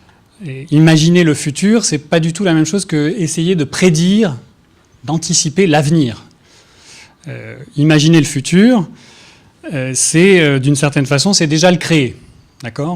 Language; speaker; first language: French; native; French